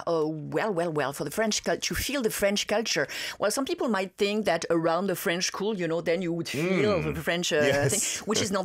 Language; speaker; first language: English; non-native, fluent; French